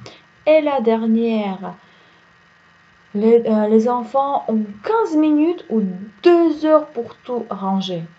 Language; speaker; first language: French; non-native, fluent; Uzbek